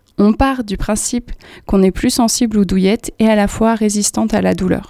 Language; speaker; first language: French; native; French